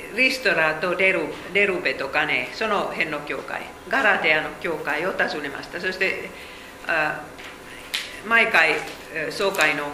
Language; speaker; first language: Japanese; non-native, fluent; Finnish